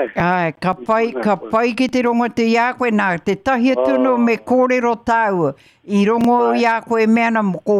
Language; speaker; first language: Māori; native; Māori